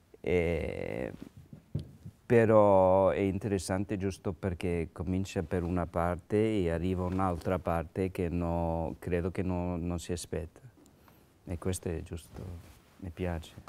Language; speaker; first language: Italian; non-native, learner; English